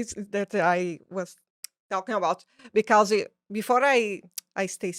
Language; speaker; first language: English; non-native, learner; Portuguese